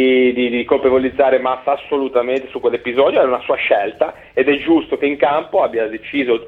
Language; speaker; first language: Italian; native; Italian